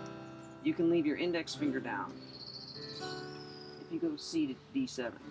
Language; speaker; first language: English; native; English